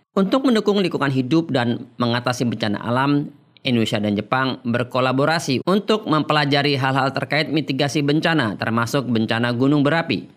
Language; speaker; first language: Indonesian; native; Indonesian